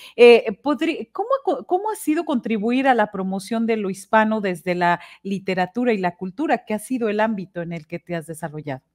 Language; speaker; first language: Spanish; native; Spanish